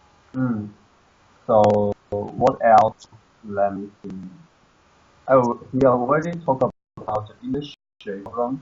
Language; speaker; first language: English; non-native, learner; Chinese